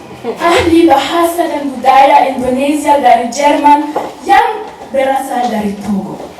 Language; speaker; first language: Indonesian; non-native, learner; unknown